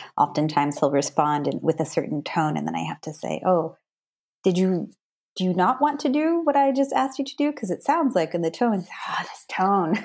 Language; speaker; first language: English; native; English